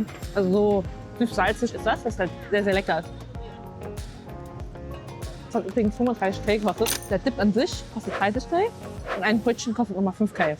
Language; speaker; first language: German; native; German